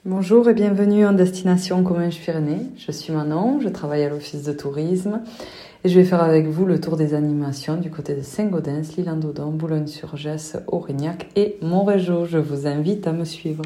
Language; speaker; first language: French; native; French